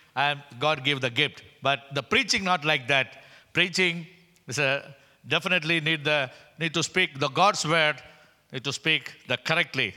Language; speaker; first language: English; non-native, local second language; Tamil